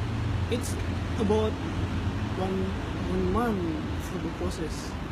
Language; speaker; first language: English; non-native, learner; Indonesian